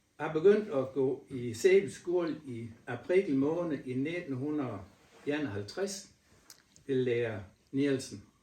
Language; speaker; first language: Danish; native; Danish